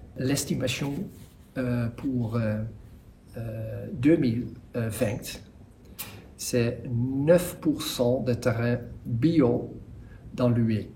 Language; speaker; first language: French; non-native, fluent; Dutch